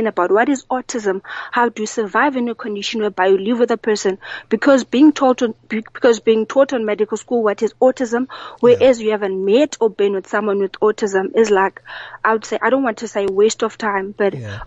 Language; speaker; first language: English; non-native, local second language; Xhosa